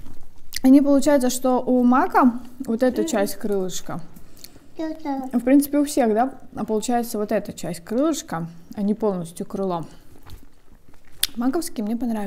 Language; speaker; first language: Russian; native; Russian